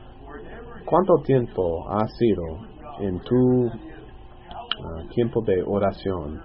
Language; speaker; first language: Spanish; non-native, fluent; English